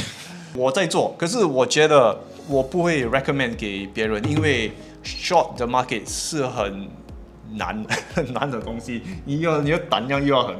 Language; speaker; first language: Chinese; non-native, local second language; English